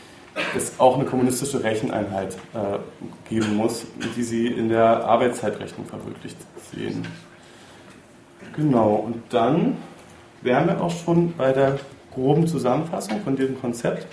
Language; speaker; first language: German; native; German